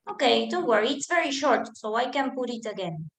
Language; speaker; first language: English; non-native, fluent; Spanish